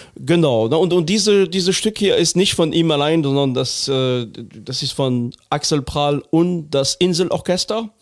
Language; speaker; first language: German; non-native, fluent; French